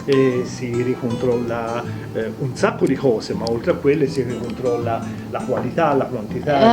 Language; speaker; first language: Italian; native; Italian